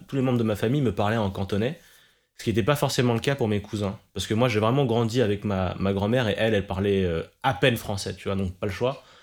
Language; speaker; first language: French; early bilingual, other home language; Cantonese